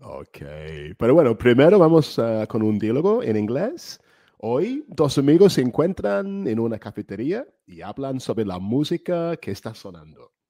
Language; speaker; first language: Spanish; non-native, fluent; English